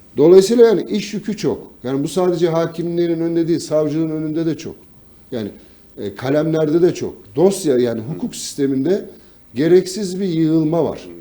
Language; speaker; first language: Turkish; native; Turkish